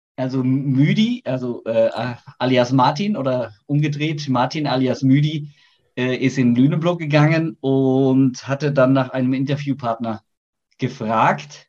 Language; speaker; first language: German; native; German